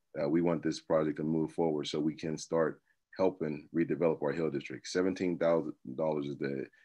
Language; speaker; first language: English; native; English